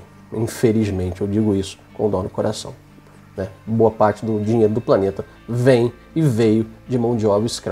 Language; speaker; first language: Portuguese; native; Portuguese